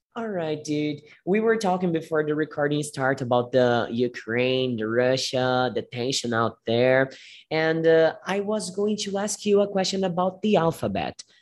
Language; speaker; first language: English; non-native, fluent; Portuguese